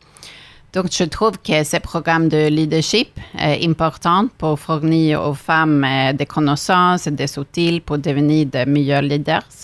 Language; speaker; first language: French; non-native, fluent; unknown